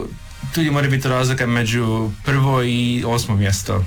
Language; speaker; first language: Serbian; early bilingual, heritage; English